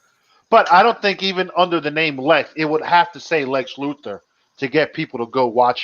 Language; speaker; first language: English; native; English